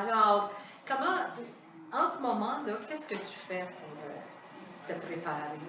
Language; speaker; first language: French; native; French